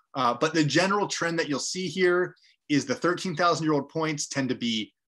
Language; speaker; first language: English; native; English